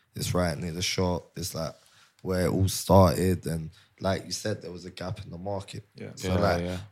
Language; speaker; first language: English; native; English